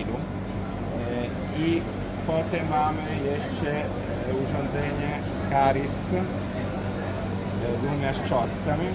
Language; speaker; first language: Polish; non-native, learner; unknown